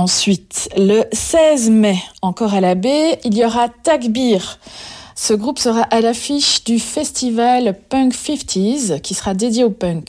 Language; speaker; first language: French; native; French